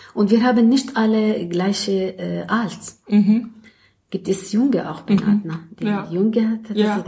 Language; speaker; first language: German; non-native, learner; Arabic